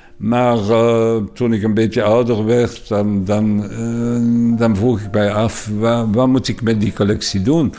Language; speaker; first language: Dutch; non-native, local second language; French